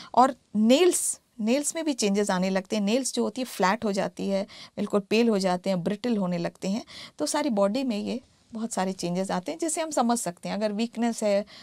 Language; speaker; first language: Hindi; native; Hindi